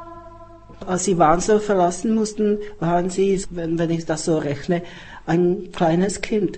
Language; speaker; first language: German; non-native, fluent; Czech